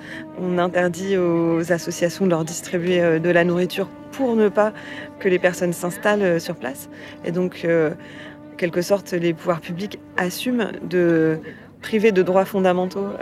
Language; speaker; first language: French; native; French